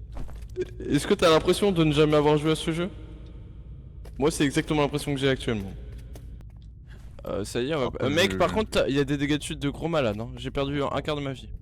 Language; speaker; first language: French; native; French